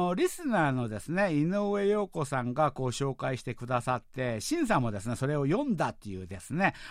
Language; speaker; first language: Japanese; non-native, fluent; Korean